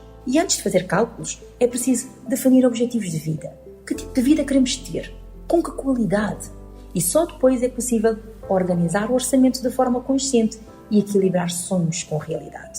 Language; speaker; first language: Portuguese; non-native, local second language; Kabuverdianu